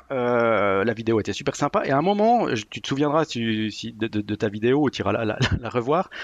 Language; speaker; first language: French; native; French